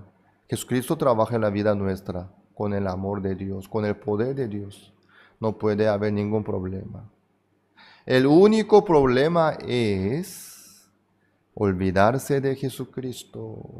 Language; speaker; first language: Spanish; non-native, fluent; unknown